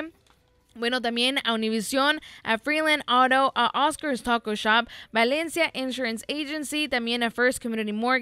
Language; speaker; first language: Spanish; native; Spanish